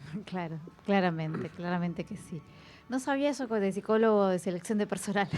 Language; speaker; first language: Spanish; native; Spanish